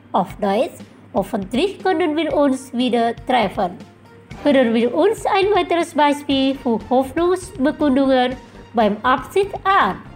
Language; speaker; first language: German; non-native, fluent; Indonesian